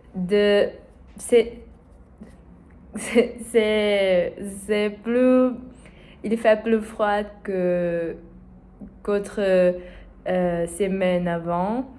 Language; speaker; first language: French; non-native, learner; Portuguese